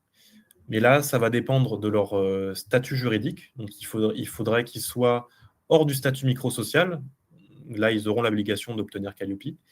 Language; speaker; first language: French; native; French